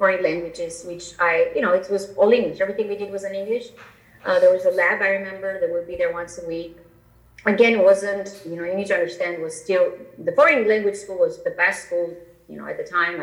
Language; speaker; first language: English; non-native, fluent; Albanian